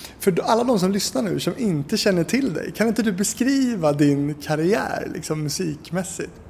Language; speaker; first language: Swedish; native; Swedish